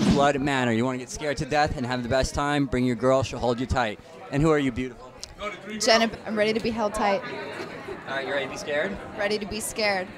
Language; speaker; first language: English; native; English